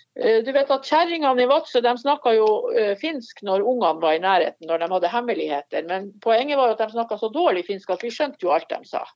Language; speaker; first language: Norwegian; native; Norwegian